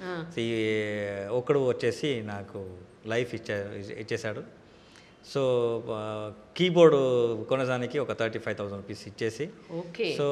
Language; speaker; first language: Telugu; non-native, learner; Kannada